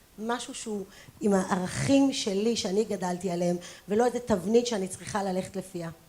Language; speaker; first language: Hebrew; native; Hebrew